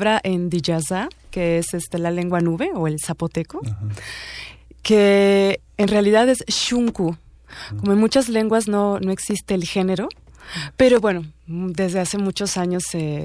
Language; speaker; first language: Spanish; native; Spanish